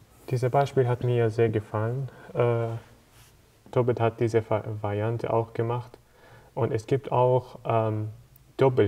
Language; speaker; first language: German; non-native, learner; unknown